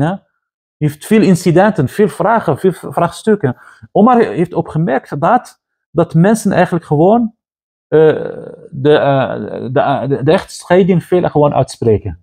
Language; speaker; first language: Dutch; non-native, fluent; Arabic